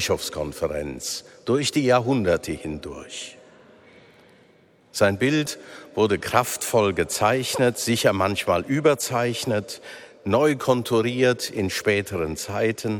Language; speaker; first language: German; native; German